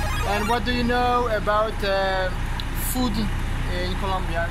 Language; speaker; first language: English; non-native, learner; French